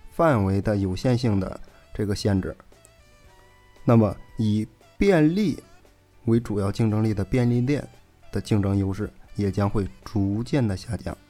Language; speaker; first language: Chinese; native; Chinese